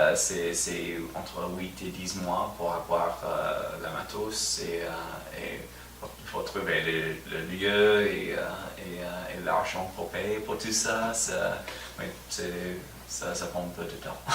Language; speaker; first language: French; non-native, fluent; English